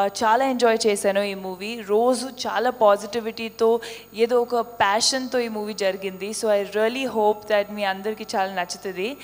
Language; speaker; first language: Telugu; non-native, fluent; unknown